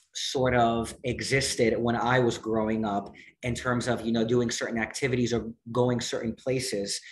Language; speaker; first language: English; native; English